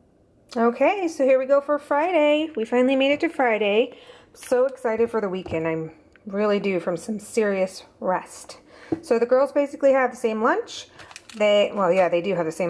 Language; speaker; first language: English; native; English